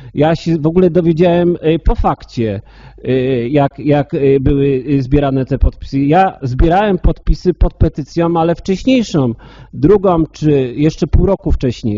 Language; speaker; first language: Polish; native; Polish